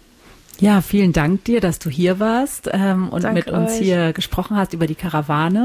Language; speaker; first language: German; native; German